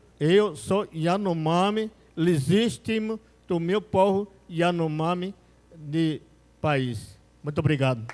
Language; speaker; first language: Portuguese; non-native, local second language; Yanomámi